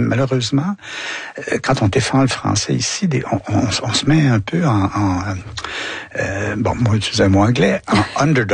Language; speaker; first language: French; native; French